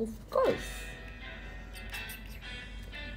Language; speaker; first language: English; non-native, learner; Indonesian